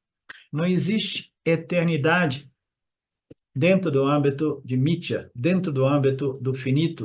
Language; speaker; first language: Portuguese; native; Portuguese